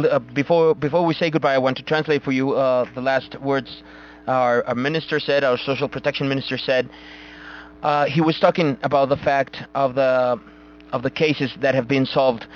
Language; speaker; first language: English; non-native, fluent; Spanish